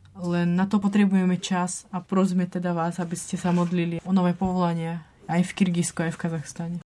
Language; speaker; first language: Slovak; non-native, fluent; Russian